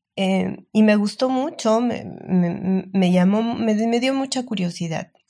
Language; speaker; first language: Spanish; native; Spanish